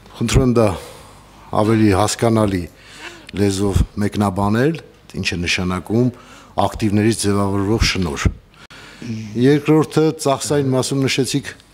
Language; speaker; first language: Armenian; native; Armenian